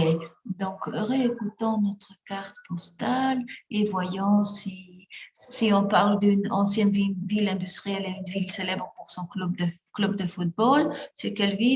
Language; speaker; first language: French; non-native, fluent; Spanish